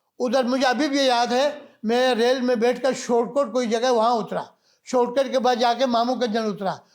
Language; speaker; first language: Urdu; non-native, local second language; Balti